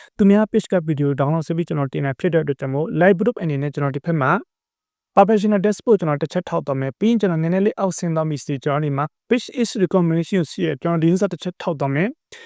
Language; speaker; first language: Burmese; native; Burmese